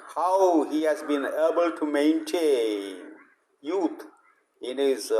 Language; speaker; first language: English; non-native, local second language; Malayalam